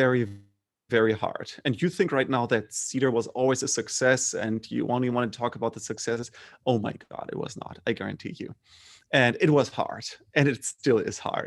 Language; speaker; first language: English; non-native, fluent; German